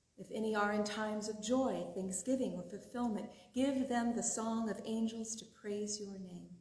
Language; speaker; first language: English; native; English